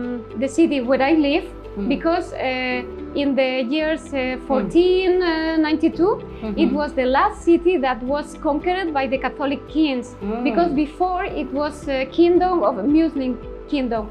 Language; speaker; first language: English; non-native, learner; Spanish